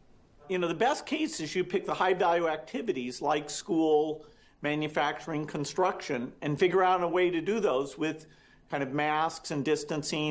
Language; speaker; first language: English; native; English